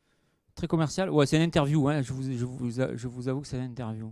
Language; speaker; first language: French; native; French